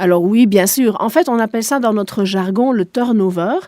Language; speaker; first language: French; non-native, local second language; German